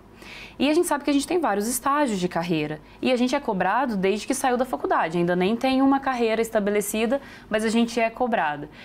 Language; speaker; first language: Portuguese; native; Portuguese